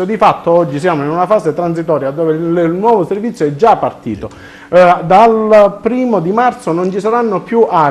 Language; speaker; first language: Italian; native; Italian